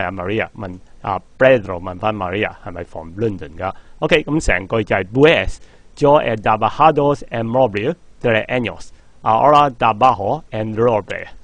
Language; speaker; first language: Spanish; non-native, fluent; Cantonese